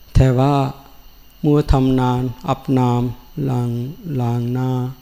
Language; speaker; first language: Thai; non-native, learner; Sinhala